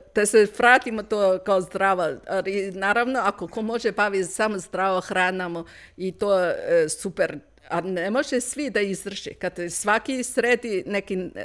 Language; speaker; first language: Serbian; non-native, learner; Chinese